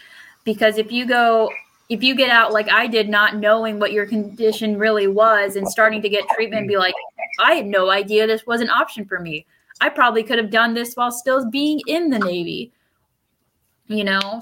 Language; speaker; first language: English; early bilingual, other home language; Spanish